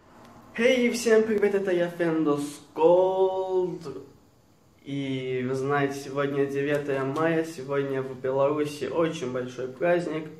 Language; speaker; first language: Russian; non-native, fluent; Azerbaijani